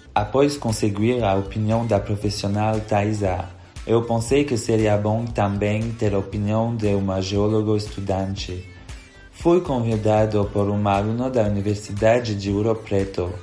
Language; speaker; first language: Portuguese; non-native, fluent; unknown